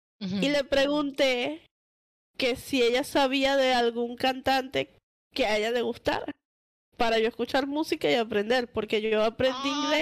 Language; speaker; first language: Spanish; non-native, learner; Portuguese